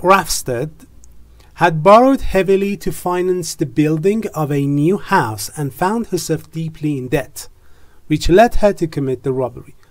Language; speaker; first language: English; non-native, fluent; Persian